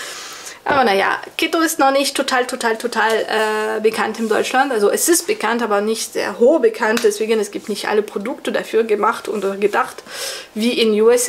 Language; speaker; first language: German; non-native, fluent; French